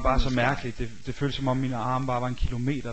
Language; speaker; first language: Danish; native; Danish